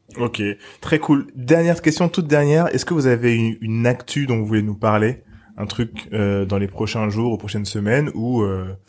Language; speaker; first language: French; native; French